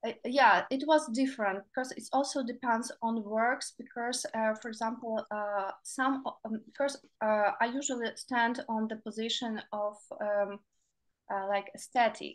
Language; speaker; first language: English; non-native, learner; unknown